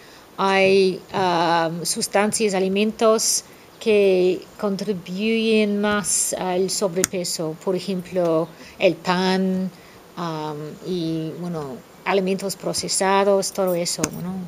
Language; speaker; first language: Spanish; non-native, fluent; English